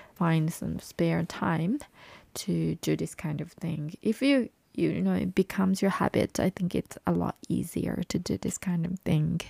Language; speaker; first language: English; non-native, fluent; Japanese